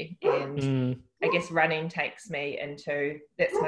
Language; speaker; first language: English; native; English